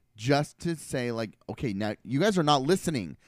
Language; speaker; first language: English; native; English